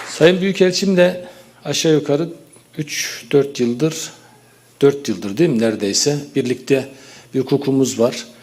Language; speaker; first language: Turkish; native; Turkish